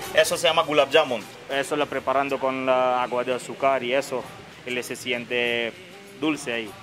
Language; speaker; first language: Spanish; non-native, learner; Gujarati